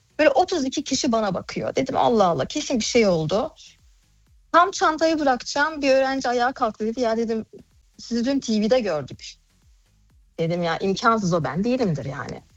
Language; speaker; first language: Turkish; early bilingual, heritage; Turkish